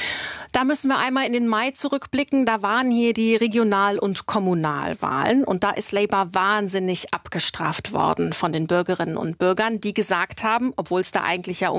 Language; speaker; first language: German; native; German